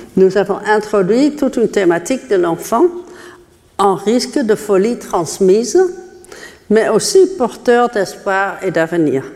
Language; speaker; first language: French; non-native, fluent; Dutch